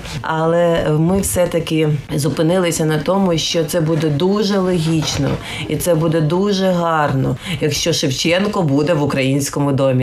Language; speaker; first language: Ukrainian; native; Ukrainian